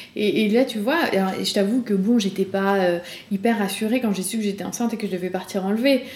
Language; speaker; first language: French; native; French